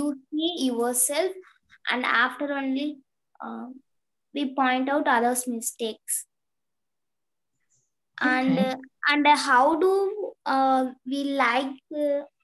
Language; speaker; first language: English; non-native, learner; Tamil